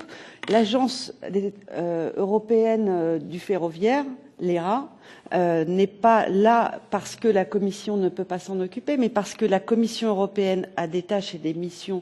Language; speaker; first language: French; native; French